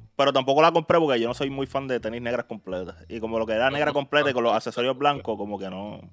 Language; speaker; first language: Spanish; native; Spanish